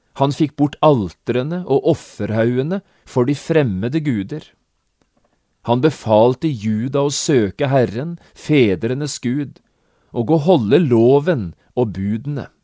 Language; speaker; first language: Norwegian; native; Norwegian